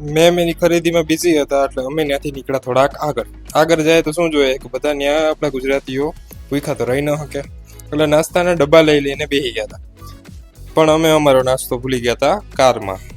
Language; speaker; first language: Gujarati; native; Gujarati